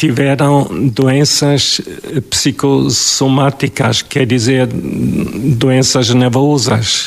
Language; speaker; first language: Portuguese; non-native, fluent; German